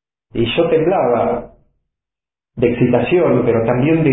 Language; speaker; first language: Spanish; native; Spanish